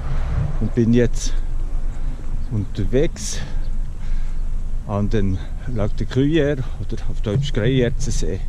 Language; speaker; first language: German; native; German